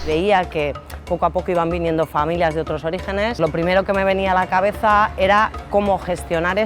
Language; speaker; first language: Spanish; native; Spanish